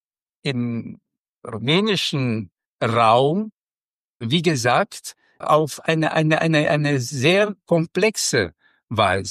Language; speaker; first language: German; non-native, fluent; Romanian